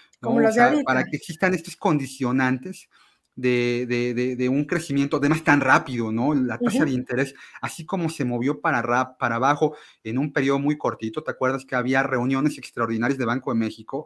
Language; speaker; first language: Spanish; native; Spanish